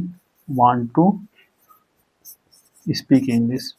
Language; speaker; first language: English; non-native, local second language; Hindi